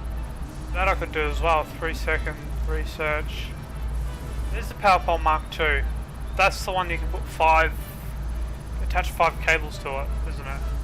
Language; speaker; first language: English; native; English